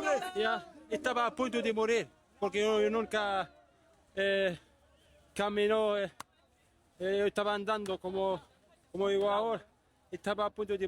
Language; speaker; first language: Spanish; non-native, learner; Arabic